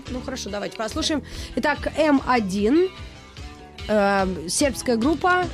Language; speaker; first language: Russian; native; Russian